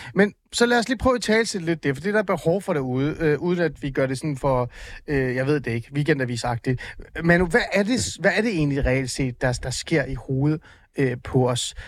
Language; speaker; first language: Danish; early bilingual, other home language; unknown